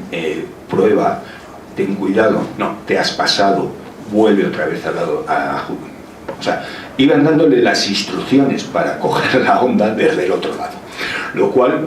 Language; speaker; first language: Spanish; native; Spanish